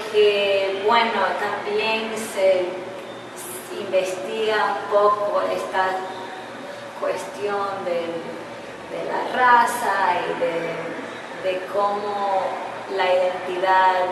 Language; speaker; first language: Spanish; early bilingual, heritage; English